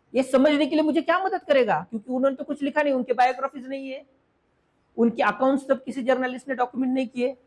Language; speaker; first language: Hindi; non-native, local second language; Marathi